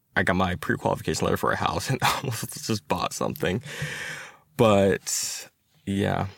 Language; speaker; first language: English; native; English